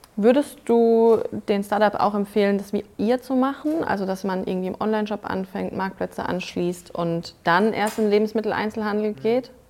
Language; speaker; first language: German; native; German